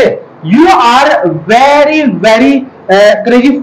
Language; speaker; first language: English; non-native, local second language; Hindi